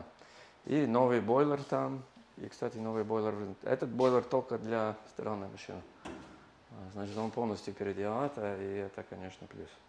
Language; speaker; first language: Russian; non-native, learner; English